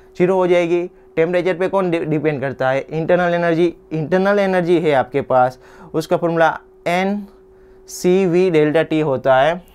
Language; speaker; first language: Hindi; non-native, local second language; Gujarati